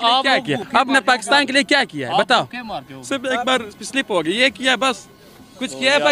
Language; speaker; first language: Hindi; non-native, fluent; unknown